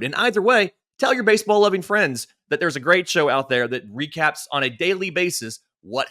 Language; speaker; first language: English; native; English